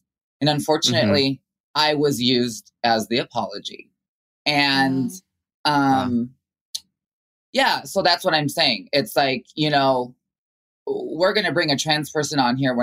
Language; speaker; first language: English; native; English